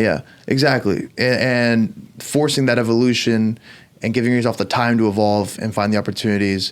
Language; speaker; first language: English; native; English